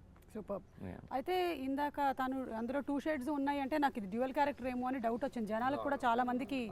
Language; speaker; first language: Telugu; native; Telugu